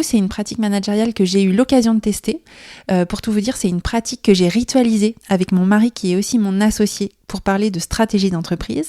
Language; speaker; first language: French; native; French